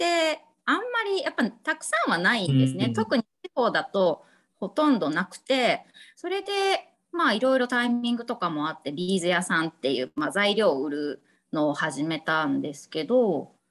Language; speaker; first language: Japanese; native; Japanese